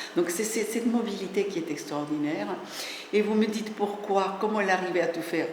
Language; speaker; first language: French; non-native, fluent; Spanish